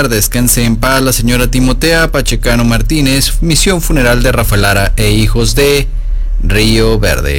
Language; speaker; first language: Spanish; native; Spanish